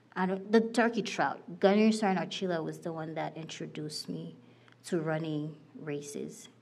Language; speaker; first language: English; non-native, fluent; Haitian Creole